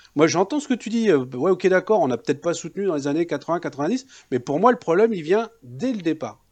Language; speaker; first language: French; native; French